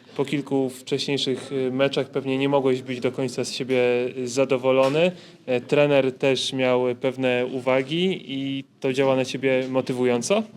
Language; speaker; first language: Polish; native; Polish